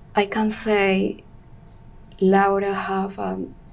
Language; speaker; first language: English; non-native, learner; Spanish